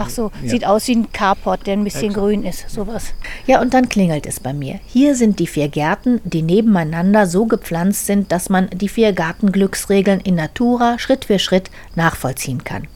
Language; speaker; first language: German; native; German